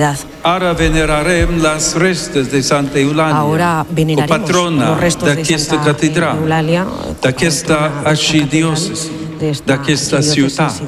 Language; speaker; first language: Catalan; non-native, learner; English